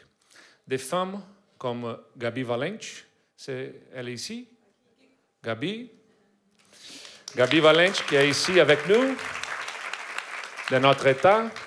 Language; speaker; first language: French; non-native, learner; Portuguese